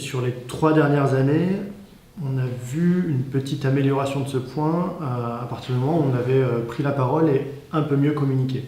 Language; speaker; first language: French; native; French